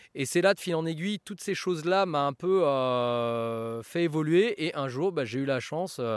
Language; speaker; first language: French; native; French